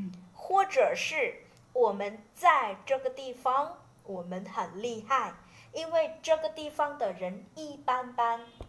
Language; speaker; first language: Chinese; non-native, fluent; Vietnamese